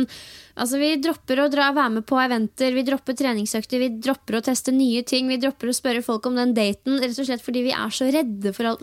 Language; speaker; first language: Norwegian; native; Norwegian